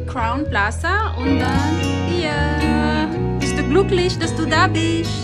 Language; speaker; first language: German; non-native, fluent; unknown